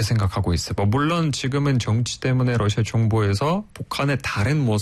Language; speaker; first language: Korean; non-native, fluent; Russian